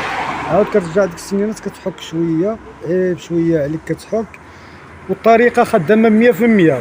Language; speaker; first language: Arabic; native; Arabic